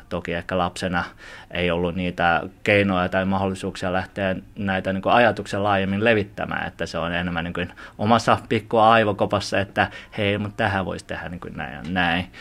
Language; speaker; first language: Finnish; early bilingual, other home language; Chinese